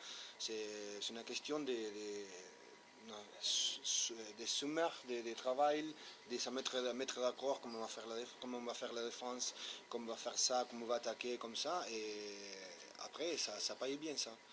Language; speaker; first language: French; non-native, fluent; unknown